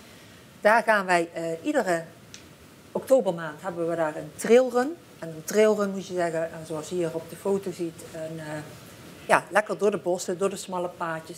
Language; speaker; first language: Dutch; native; Dutch